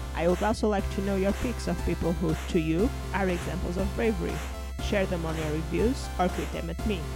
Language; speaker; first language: English; non-native, fluent; Portuguese